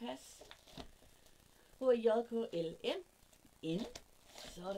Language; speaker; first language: Danish; native; Danish